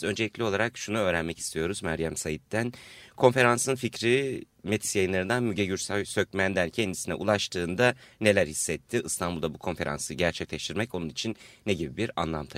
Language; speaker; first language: Turkish; native; Turkish